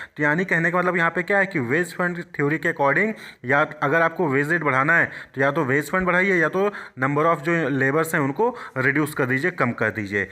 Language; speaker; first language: Hindi; native; Hindi